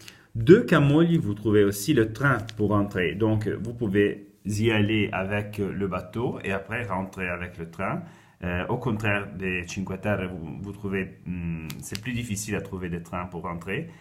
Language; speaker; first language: French; non-native, fluent; Italian